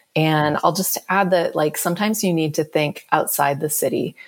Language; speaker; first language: English; native; English